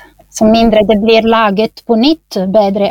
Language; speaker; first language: Norwegian; non-native, fluent; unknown